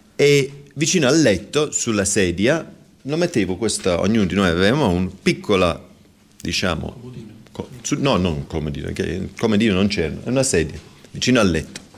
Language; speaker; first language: Italian; non-native, fluent; English